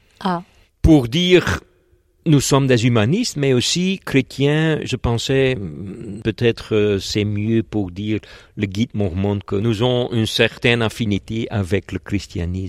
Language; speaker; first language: French; non-native, local second language; Dutch